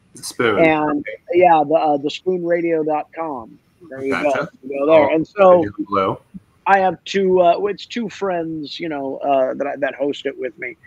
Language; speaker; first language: English; native; English